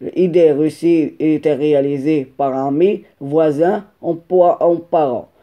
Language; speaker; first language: French; non-native, local second language; Arabic